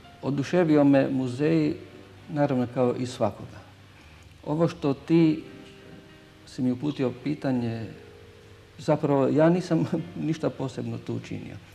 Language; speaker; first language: Croatian; native; Croatian